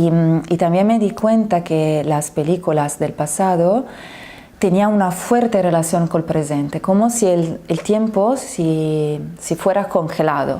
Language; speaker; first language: Spanish; non-native, fluent; Italian